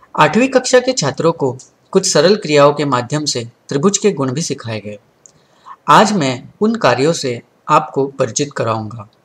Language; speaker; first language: Hindi; non-native, local second language; Marathi